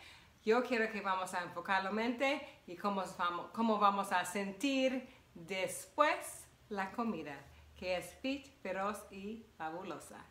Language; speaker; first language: Spanish; non-native, fluent; English